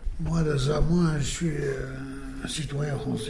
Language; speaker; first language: French; non-native, learner; Arabic